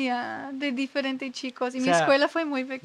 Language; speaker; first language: Spanish; non-native, learner; English